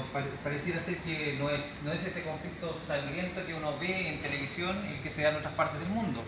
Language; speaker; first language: Spanish; native; Spanish